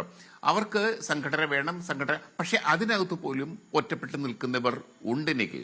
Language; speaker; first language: Malayalam; native; Malayalam